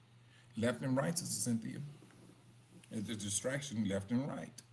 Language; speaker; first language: English; native; English